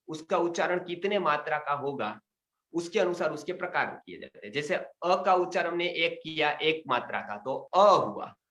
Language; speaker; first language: Hindi; non-native, local second language; Gujarati